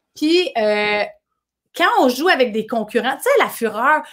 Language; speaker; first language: French; native; French